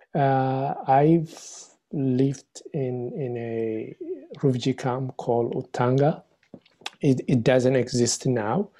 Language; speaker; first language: English; non-native, fluent; Somali